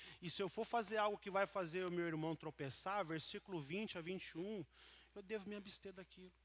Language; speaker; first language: Portuguese; native; Portuguese